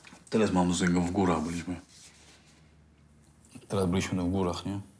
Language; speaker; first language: Polish; non-native, fluent; Chechen